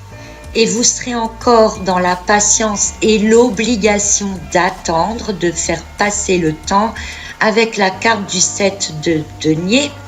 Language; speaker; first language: French; native; French